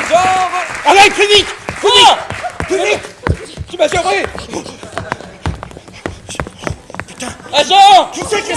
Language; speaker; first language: French; native; French